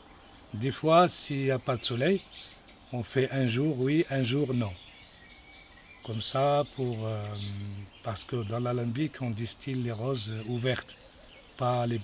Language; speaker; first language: French; non-native, learner; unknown